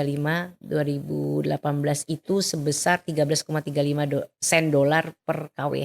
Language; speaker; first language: Indonesian; native; Indonesian